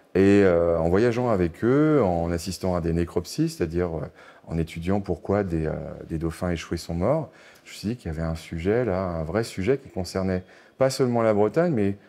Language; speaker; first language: French; native; French